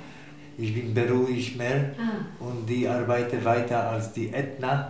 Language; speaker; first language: German; non-native, learner; Polish